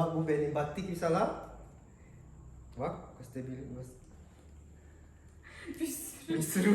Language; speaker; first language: Turkish; non-native, learner; Indonesian